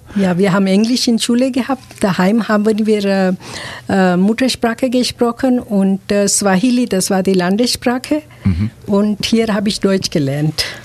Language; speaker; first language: German; non-native, fluent; Gujarati